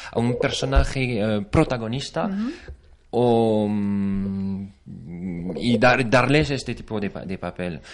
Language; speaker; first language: Spanish; non-native, fluent; French